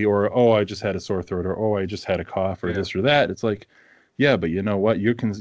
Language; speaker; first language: English; native; English